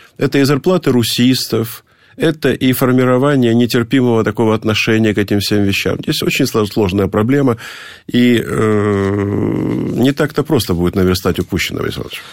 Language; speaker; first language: Russian; native; Russian